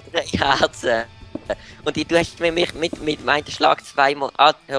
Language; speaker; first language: German; native; German